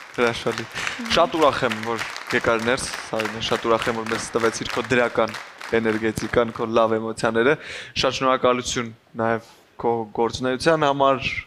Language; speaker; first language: Armenian; native; Armenian